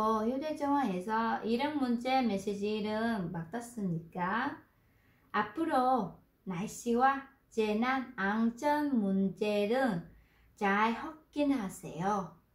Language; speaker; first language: Korean; non-native, fluent; Vietnamese